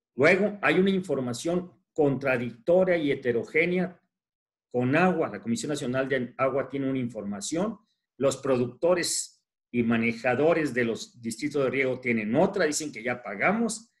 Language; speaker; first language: Spanish; native; Spanish